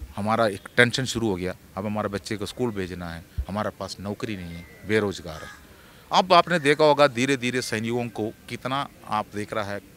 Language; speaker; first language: Hindi; non-native, local second language; Malayalam